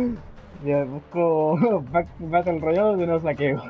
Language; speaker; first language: Spanish; native; Spanish